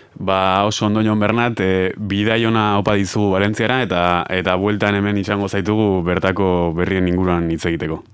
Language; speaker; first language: Basque; native; Basque